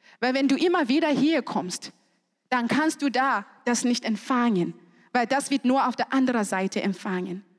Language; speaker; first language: German; non-native, fluent; Shona